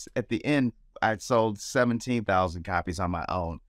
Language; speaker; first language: English; native; English